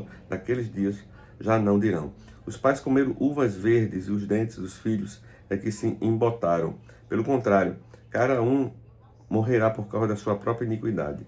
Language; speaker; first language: Portuguese; native; Portuguese